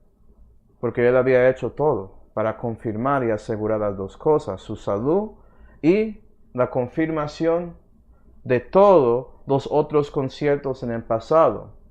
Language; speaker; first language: Spanish; early bilingual, heritage; Spanish